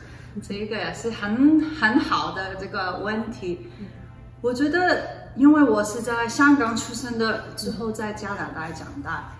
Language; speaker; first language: Chinese; early bilingual, other home language; Cantonese